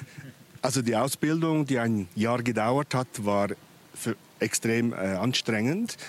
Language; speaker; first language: German; non-native, local second language; Italian